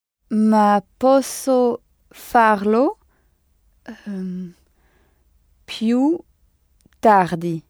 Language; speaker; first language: Italian; non-native, learner; French